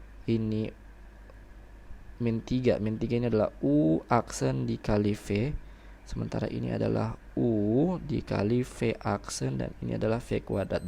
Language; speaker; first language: Indonesian; native; Indonesian